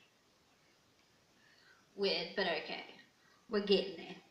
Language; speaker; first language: English; native; English